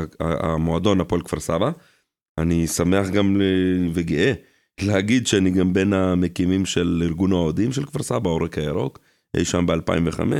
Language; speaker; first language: Hebrew; early bilingual, other home language; Russian